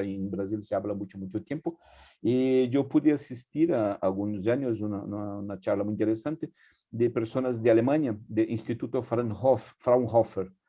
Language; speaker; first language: Spanish; non-native, fluent; Portuguese